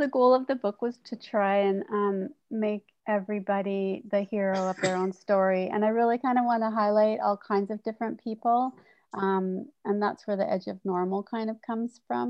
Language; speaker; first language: English; native; English